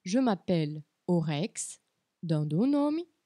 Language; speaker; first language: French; non-native, fluent; Portuguese